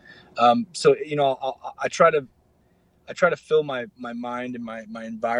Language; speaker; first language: English; native; English